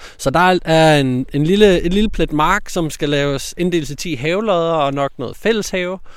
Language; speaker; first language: Danish; native; Danish